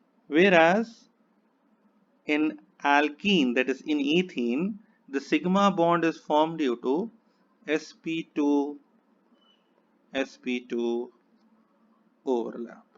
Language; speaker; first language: English; non-native, local second language; Hindi